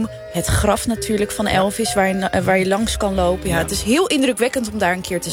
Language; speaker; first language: Dutch; native; Dutch